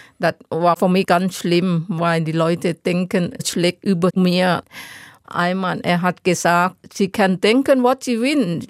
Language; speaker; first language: German; non-native, learner; Thai